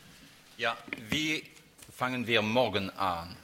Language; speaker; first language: German; non-native, fluent; French